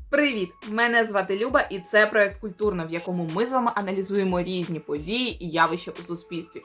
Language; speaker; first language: Ukrainian; non-native, local second language; Russian